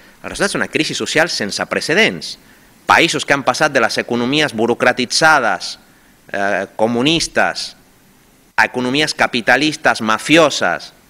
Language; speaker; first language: Catalan; non-native, fluent; Spanish